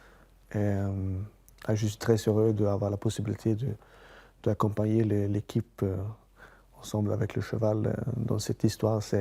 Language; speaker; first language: French; non-native, fluent; Swedish